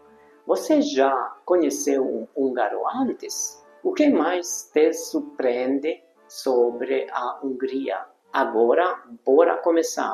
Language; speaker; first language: Portuguese; non-native, fluent; Hungarian